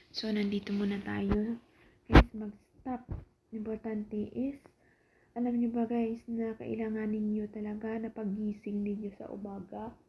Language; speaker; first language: Filipino; non-native, local second language; Cebuano